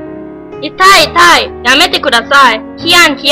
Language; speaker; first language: Japanese; non-native, learner; English